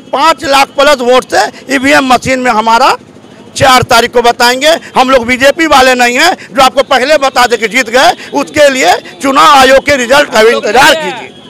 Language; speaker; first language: Hindi; native; Hindi